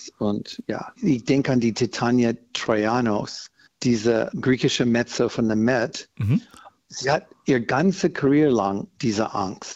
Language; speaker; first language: German; non-native, fluent; English